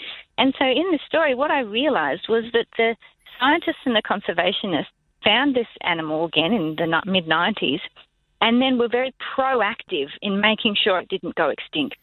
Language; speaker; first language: English; native; English